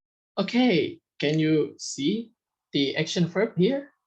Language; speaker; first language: English; non-native, fluent; Indonesian